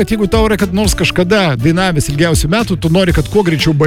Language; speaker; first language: Lithuanian; native; Lithuanian